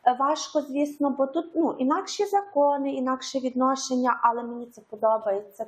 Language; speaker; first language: Ukrainian; native; Ukrainian